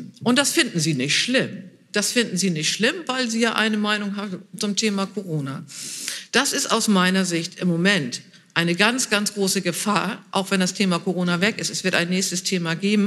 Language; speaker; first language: German; native; German